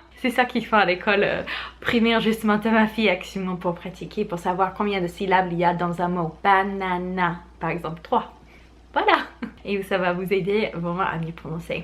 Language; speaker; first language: French; non-native, fluent; English